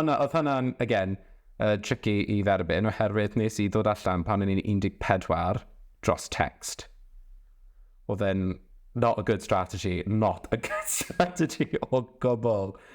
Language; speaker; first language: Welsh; non-native, local second language; English